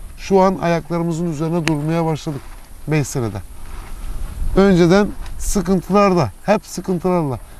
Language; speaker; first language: Turkish; early bilingual, heritage; Turkish